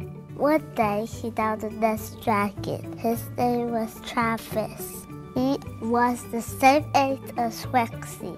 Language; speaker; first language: English; native; English